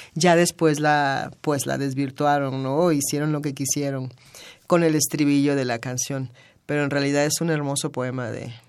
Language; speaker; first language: Spanish; native; Spanish